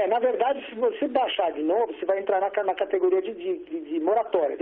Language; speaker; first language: Portuguese; native; Portuguese